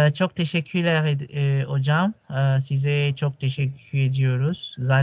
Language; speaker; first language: Turkish; non-native, fluent; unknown